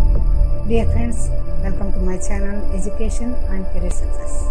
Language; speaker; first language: English; non-native, fluent; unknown